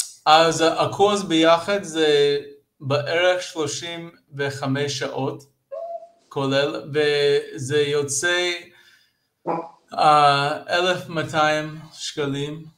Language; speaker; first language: Hebrew; non-native, fluent; English